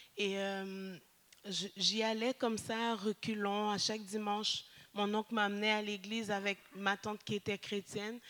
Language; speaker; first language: French; early bilingual, other home language; Haitian Creole